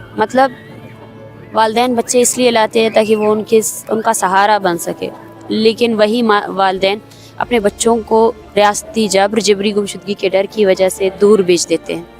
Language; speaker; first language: Urdu; non-native, local second language; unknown